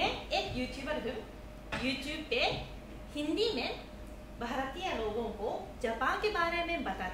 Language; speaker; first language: Hindi; non-native, fluent; Japanese